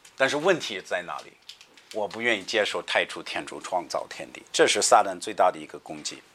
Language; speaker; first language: Chinese; non-native, fluent; English